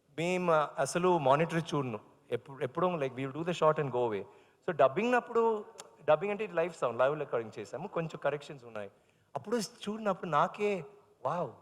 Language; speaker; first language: Telugu; non-native, learner; Tamil